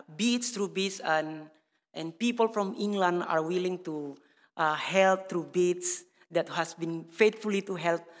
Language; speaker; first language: English; non-native, learner; Indonesian